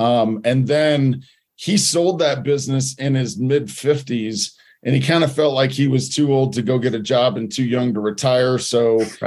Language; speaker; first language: English; native; English